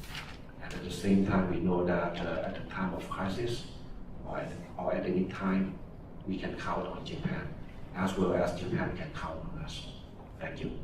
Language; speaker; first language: English; non-native, fluent; Thai